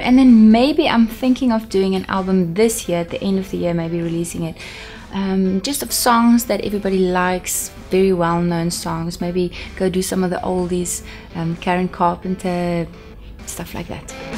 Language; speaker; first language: English; non-native, local second language; Afrikaans